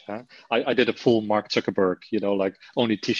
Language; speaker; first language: English; non-native, fluent; Dutch